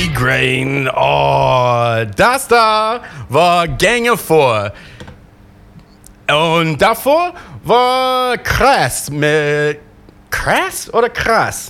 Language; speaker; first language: German; non-native, fluent; English